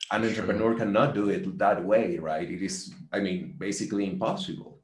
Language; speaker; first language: English; non-native, fluent; Spanish